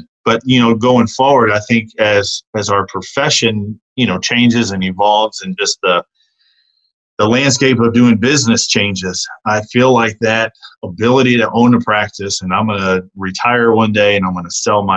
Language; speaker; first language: English; native; English